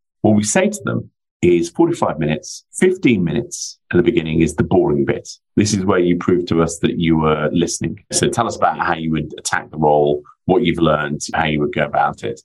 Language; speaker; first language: English; native; English